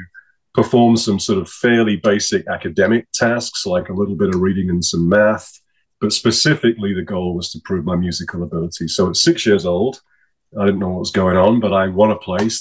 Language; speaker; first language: English; native; English